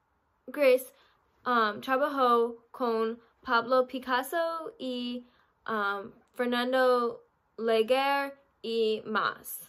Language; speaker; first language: Spanish; non-native, learner; English